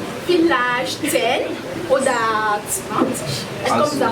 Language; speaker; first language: German; non-native, learner; French